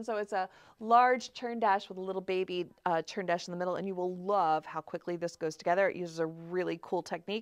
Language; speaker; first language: English; native; English